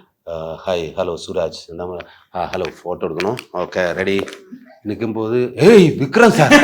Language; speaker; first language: Tamil; non-native, learner; Malayalam